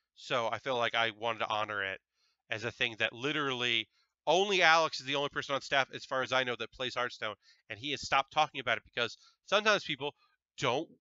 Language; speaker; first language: English; native; English